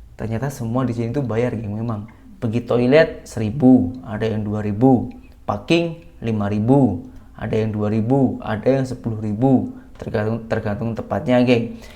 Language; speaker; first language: Indonesian; native; Indonesian